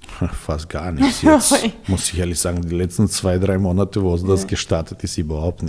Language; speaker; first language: German; non-native, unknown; Serbian